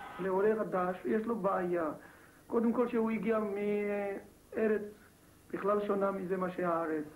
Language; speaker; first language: Hebrew; non-native, fluent; Georgian